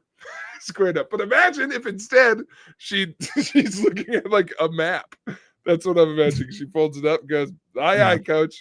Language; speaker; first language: English; native; English